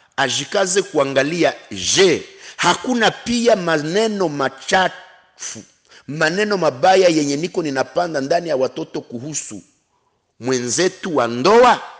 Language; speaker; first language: Swahili; non-native, local second language; Kinyarwanda